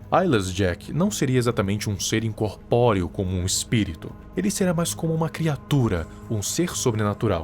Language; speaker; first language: Portuguese; native; Portuguese